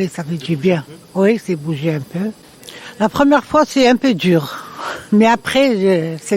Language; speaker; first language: French; non-native, learner; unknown